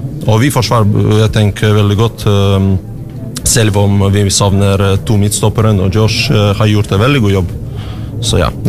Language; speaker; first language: Norwegian; non-native, learner; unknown